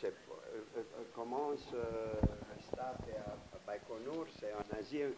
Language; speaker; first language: French; non-native, fluent; Romanian